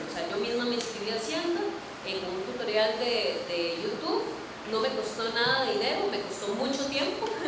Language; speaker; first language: Spanish; native; Spanish